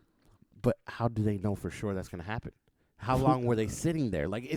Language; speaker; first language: English; native; English